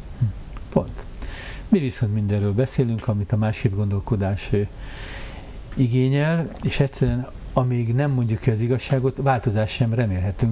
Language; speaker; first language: Hungarian; native; Hungarian